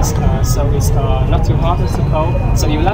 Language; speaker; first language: English; non-native, learner; Vietnamese